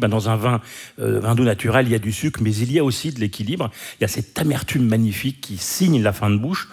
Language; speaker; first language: French; native; French